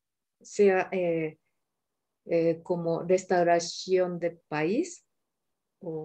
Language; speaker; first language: Spanish; non-native, learner; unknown